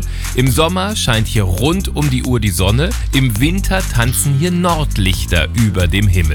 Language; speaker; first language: German; native; German